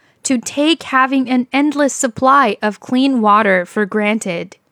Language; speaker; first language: English; non-native, fluent; Chinese